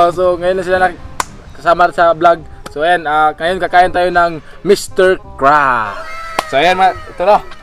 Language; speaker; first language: Filipino; non-native, local second language; Cebuano